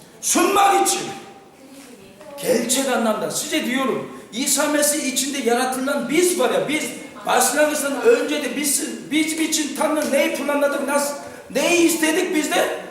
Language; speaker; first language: Turkish; non-native, fluent; Korean